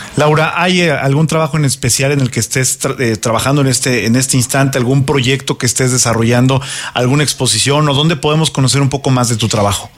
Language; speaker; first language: Spanish; native; Spanish